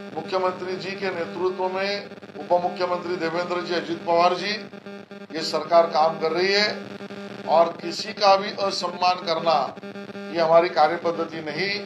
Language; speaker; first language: Hindi; non-native, local second language; Marathi